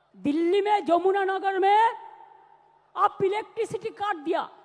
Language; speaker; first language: Hindi; non-native, local second language; Bangla